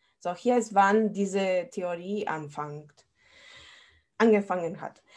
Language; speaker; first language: German; non-native, fluent; Spanish